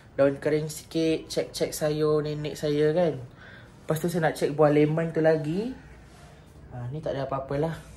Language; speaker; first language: Malay; non-native, local second language; Iban